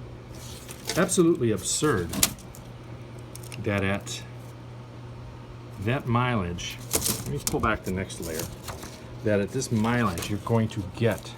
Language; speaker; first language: English; native; English